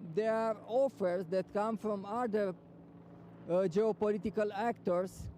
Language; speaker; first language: English; non-native, fluent; Romanian